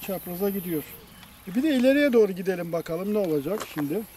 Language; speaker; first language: Turkish; native; Turkish